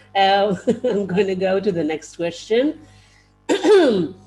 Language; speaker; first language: English; non-native, fluent; Hebrew